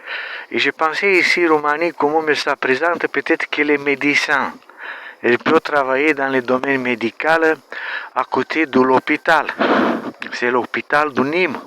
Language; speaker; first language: French; non-native, learner; Romanian